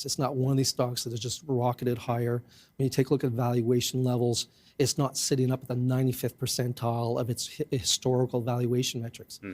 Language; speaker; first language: English; native; English